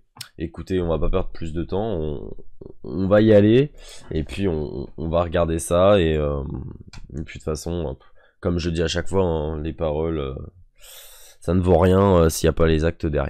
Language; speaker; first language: French; native; French